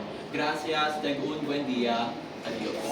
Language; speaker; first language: Spanish; non-native, learner; Filipino